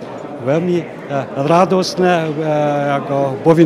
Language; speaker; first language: Slovak; non-native, learner; Chinese